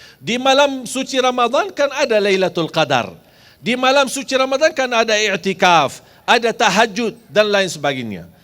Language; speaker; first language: Malay; non-native, fluent; Arabic